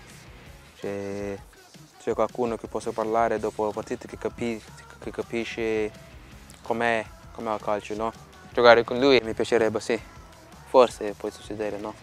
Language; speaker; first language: Italian; non-native, fluent; Portuguese